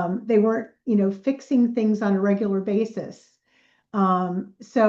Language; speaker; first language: English; native; English